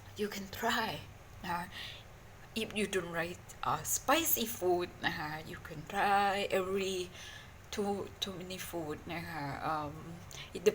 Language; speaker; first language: English; non-native, learner; Thai